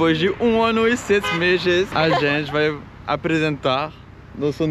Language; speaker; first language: Portuguese; non-native, fluent; French